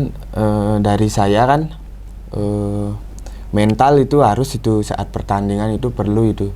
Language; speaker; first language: Indonesian; non-native, local second language; Balinese